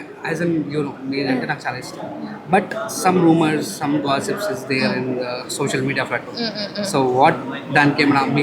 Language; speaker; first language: Telugu; native; Telugu